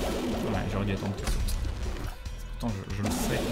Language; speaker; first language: French; native; French